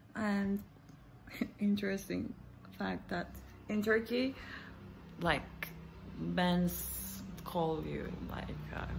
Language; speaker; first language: English; non-native, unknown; Turkish